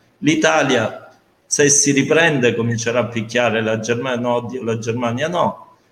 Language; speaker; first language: Italian; native; Italian